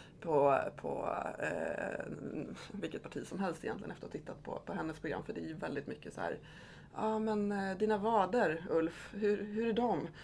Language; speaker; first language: Swedish; native; Swedish